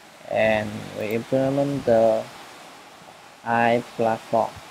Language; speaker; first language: English; non-native, learner; Vietnamese